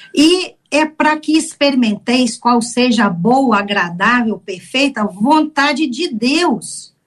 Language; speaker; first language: Portuguese; native; Portuguese